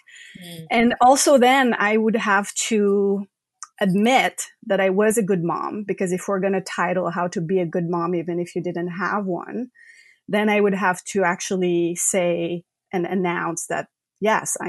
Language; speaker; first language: English; non-native, fluent; French